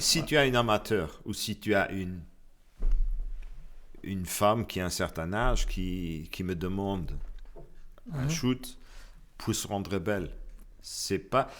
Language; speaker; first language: French; non-native, local second language; Luxembourgish